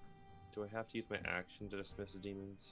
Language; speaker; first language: English; native; English